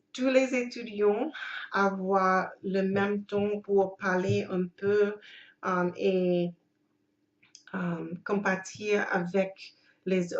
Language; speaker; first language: French; non-native, learner; English